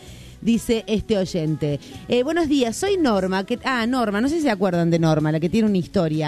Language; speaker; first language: Spanish; native; Spanish